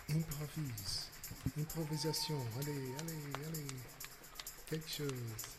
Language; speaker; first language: French; non-native, fluent; Portuguese